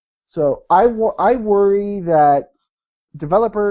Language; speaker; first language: English; native; English